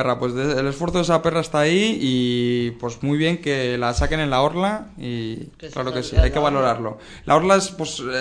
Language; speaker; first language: Spanish; native; Spanish